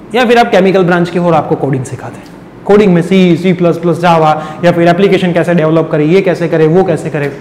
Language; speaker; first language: Hindi; non-native, local second language; Gujarati